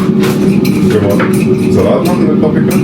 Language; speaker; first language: German; native; German